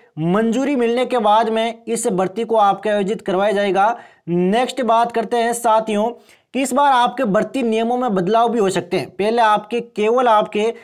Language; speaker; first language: Hindi; native; Hindi